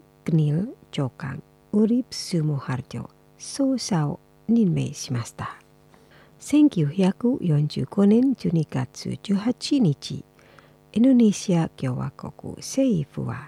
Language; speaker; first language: Japanese; non-native, fluent; Indonesian